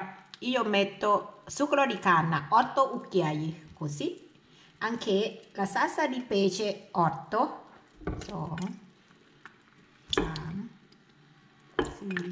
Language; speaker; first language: Italian; non-native, learner; Thai